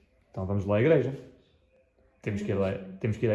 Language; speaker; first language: Portuguese; early bilingual, heritage; Portuguese